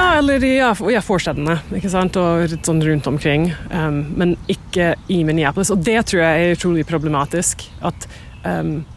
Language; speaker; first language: Norwegian; non-native, fluent; English